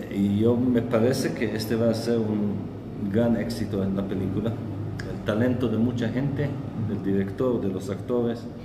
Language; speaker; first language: Spanish; non-native, learner; Hebrew